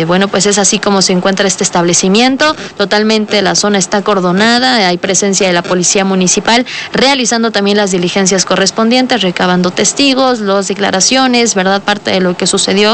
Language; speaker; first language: Spanish; native; Spanish